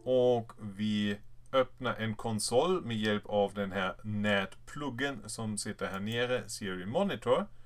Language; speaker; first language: Swedish; non-native, fluent; German